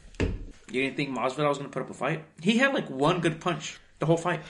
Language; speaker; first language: English; early bilingual, other home language; Spanish